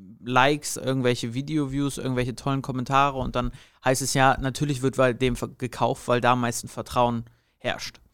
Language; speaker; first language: German; native; German